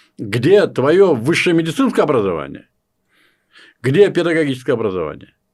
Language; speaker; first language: Russian; non-native, local second language; Kyrgyz